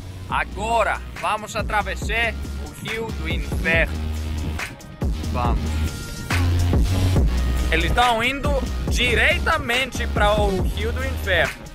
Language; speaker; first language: Portuguese; non-native, fluent; Greek